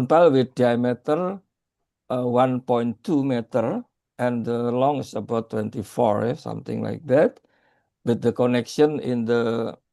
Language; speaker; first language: English; non-native, learner; Indonesian